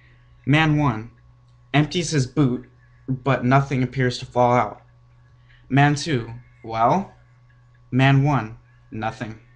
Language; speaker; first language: English; native; English